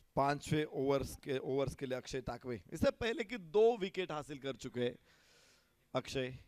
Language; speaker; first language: Hindi; non-native, local second language; Marathi